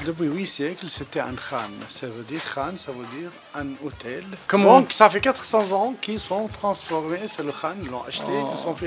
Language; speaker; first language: French; non-native, fluent; Arabic